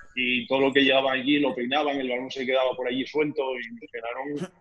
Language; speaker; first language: Spanish; native; Spanish